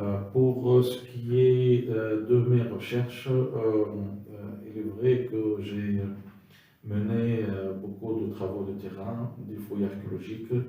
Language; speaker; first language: French; non-native, local second language; Arabic